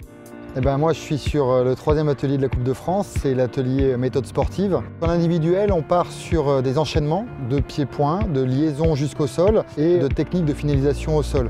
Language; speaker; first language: French; native; French